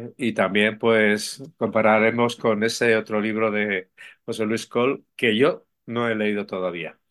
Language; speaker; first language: Spanish; native; Spanish